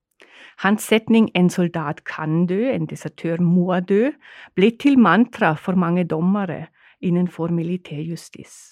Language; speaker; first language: Norwegian; non-native, fluent; German